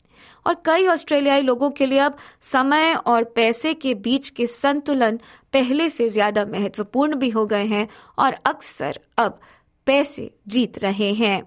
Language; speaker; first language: Hindi; native; Hindi